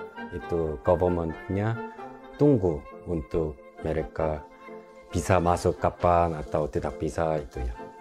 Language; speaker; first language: Indonesian; non-native, local second language; Korean